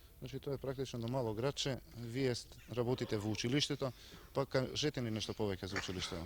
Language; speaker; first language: Macedonian; native; Macedonian